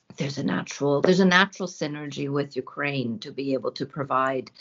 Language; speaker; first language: English; early bilingual, other home language; Ukrainian